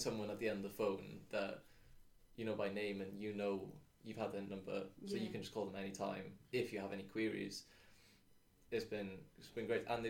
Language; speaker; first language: English; native; English